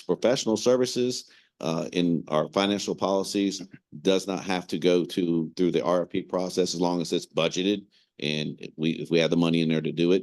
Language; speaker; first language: English; native; English